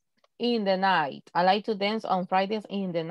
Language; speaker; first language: English; non-native, fluent; Spanish